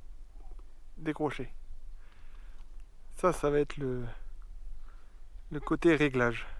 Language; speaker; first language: French; native; French